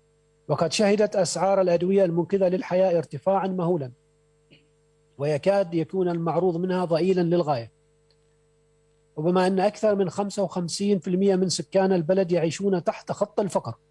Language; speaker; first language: Arabic; native; Arabic